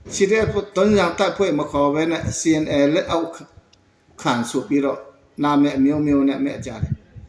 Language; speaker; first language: Burmese; non-native, local second language; Hakha Chin